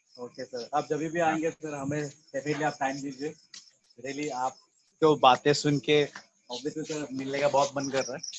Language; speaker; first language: Hindi; non-native, local second language; Telugu